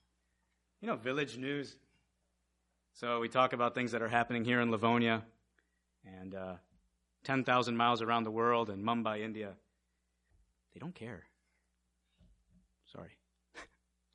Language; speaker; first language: English; native; English